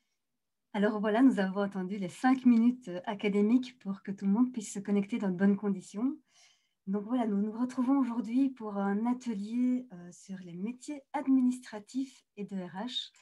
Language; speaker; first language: French; native; French